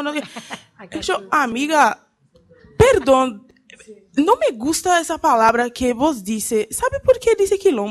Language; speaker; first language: Spanish; non-native, learner; Portuguese